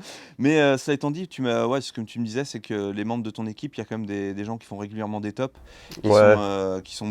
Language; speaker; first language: French; native; French